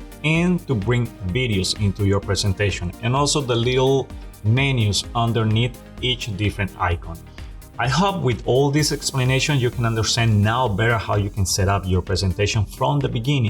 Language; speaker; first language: English; non-native, fluent; Spanish